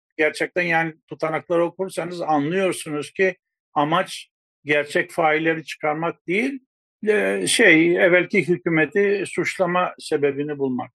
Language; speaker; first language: Turkish; non-native, local second language; Greek